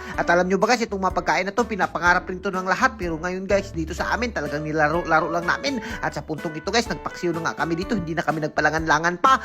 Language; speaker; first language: Filipino; non-native, local second language; Cebuano